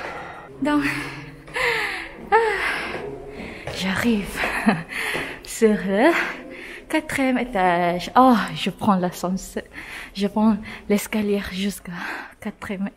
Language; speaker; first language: French; non-native, learner; Malay